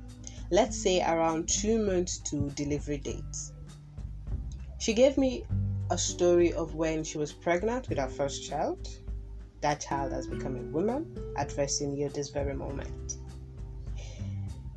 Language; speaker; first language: English; non-native, local second language; Yoruba